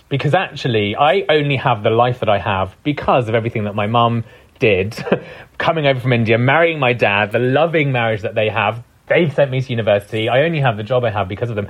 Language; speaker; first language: English; non-native, local second language; Punjabi